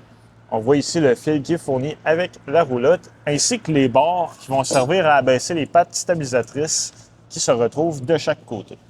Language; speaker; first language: French; native; French